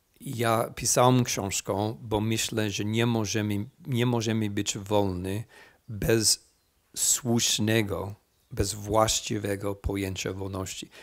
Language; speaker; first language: Polish; non-native, fluent; English